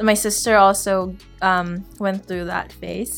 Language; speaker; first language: English; non-native, local second language; Filipino